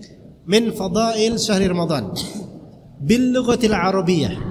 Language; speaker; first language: Arabic; non-native, fluent; Indonesian